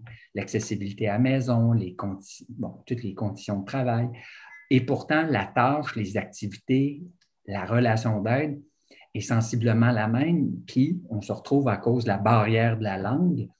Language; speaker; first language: French; native; French